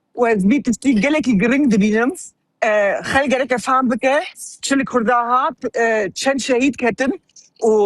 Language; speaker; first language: Kurdish; early bilingual, heritage; Kurdish